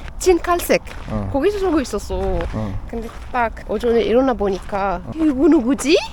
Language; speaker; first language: Korean; non-native, learner; Arabic